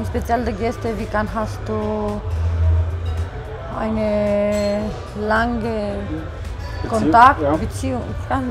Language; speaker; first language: German; non-native, learner; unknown